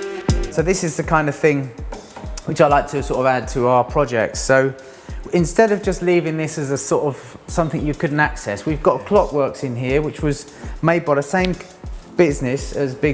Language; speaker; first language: English; native; English